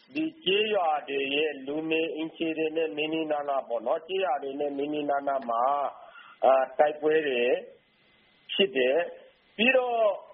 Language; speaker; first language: Burmese; native; Burmese